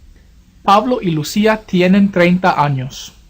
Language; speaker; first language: Spanish; non-native, fluent; English